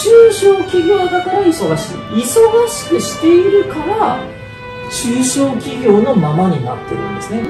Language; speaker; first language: Japanese; native; Japanese